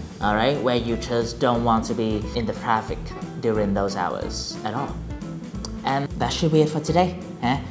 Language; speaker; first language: English; non-native, fluent; Vietnamese